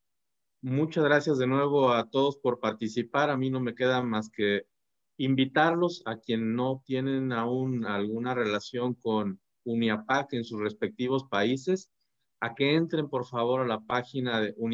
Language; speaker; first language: Spanish; native; Spanish